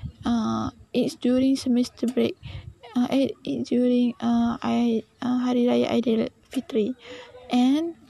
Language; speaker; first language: English; non-native, learner; Malay